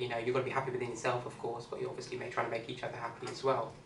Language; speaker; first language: English; native; English